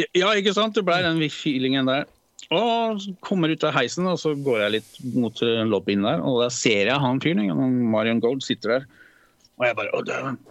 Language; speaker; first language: Norwegian; early bilingual, other home language; Polish